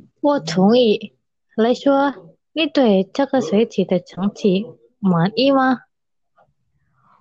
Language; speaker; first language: Chinese; non-native, learner; Indonesian